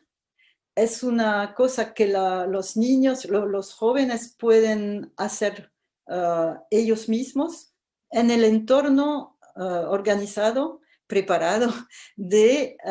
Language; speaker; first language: Spanish; non-native, fluent; French